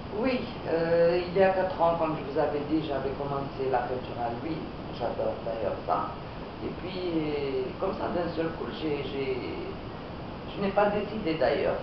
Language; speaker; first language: French; non-native, local second language; Romanian